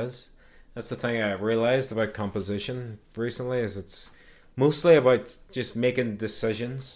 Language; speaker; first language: English; native; English